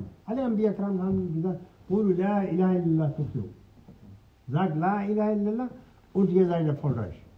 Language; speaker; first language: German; non-native, fluent; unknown